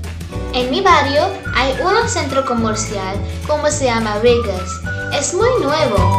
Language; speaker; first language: Spanish; non-native, learner; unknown